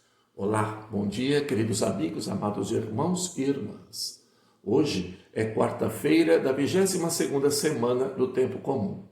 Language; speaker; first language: Portuguese; native; Portuguese